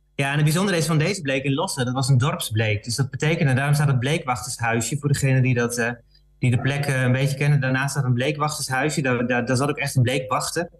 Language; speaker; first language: Dutch; native; Dutch